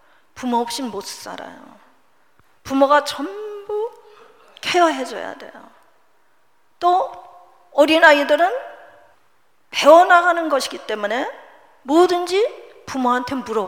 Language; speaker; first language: Korean; native; Korean